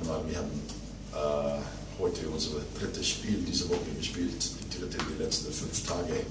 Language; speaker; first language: German; non-native, fluent; English